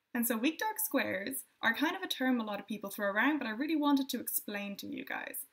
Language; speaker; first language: English; native; English